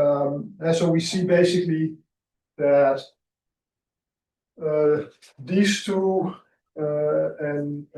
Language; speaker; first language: English; non-native, fluent; Dutch